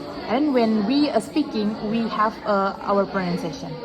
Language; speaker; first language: English; non-native, learner; Indonesian